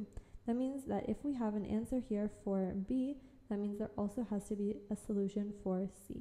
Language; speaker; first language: English; native; English